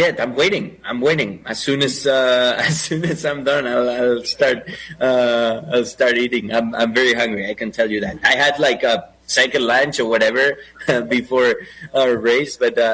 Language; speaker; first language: English; non-native, fluent; Spanish